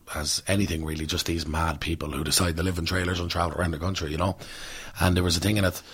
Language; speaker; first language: English; native; English